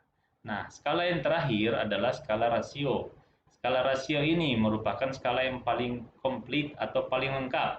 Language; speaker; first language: Indonesian; native; Indonesian